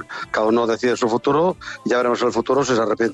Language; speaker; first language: Spanish; native; Spanish